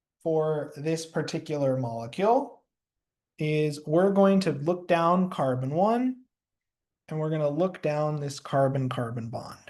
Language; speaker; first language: English; native; English